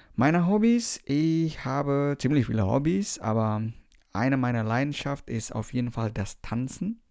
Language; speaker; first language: German; non-native, fluent; Indonesian